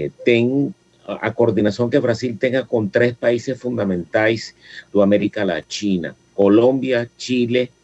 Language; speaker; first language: Portuguese; non-native, fluent; Spanish